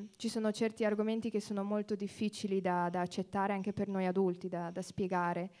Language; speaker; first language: Italian; early bilingual, heritage; Italian